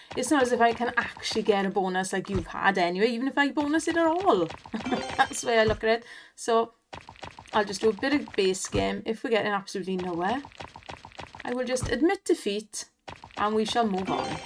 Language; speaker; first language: English; native; English